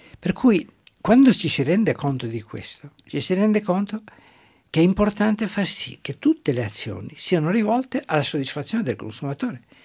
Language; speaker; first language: Italian; non-native, local second language; German